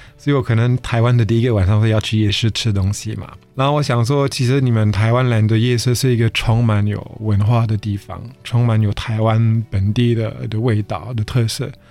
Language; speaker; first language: Chinese; non-native, fluent; French